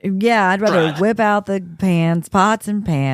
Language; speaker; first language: English; native; English